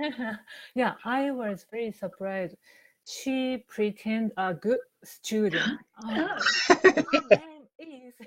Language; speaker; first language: English; non-native, learner; Japanese